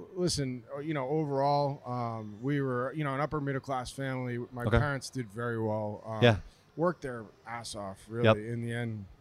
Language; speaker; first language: English; native; English